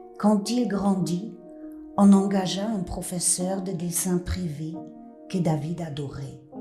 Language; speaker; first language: French; non-native, fluent; German